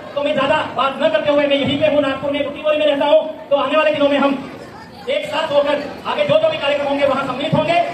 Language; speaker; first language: Hindi; non-native, local second language; Bhili